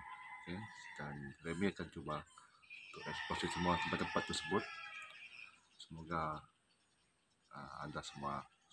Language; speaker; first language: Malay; non-native, local second language; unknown